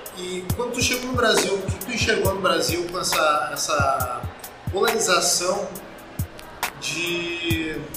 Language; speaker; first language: Portuguese; native; Portuguese